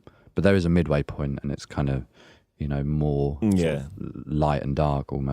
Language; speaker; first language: English; native; English